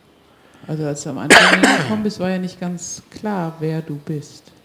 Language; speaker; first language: German; native; German